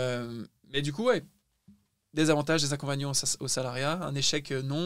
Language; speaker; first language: French; native; French